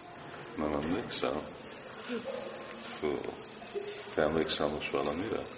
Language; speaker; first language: Hungarian; non-native, fluent; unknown